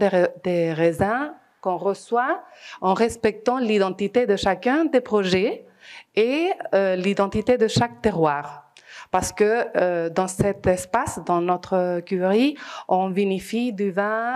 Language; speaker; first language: French; non-native, fluent; Spanish